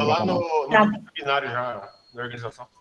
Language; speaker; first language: Portuguese; native; Portuguese